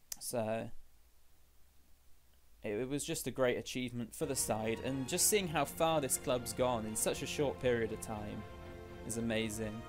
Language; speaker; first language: English; native; English